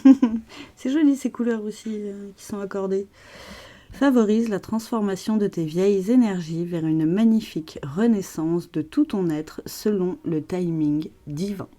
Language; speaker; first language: French; native; French